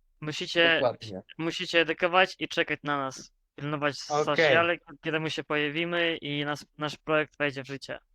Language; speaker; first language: Polish; non-native, fluent; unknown